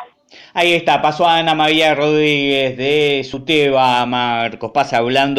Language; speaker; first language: Spanish; native; Spanish